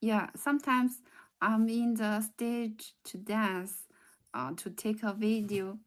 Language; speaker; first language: English; non-native, learner; Chinese